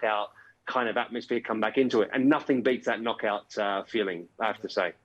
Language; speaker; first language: English; native; English